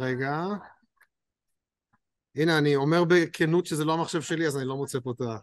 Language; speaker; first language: Hebrew; native; Hebrew